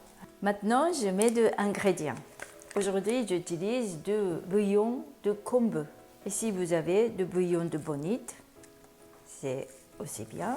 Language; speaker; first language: French; non-native, learner; Japanese